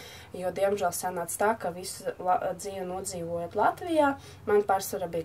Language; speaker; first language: Latvian; non-native, local second language; Russian